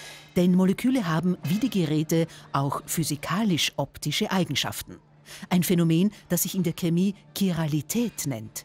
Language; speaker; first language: German; native; German